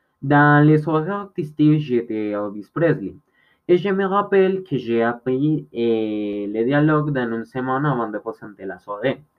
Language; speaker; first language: French; non-native, learner; Spanish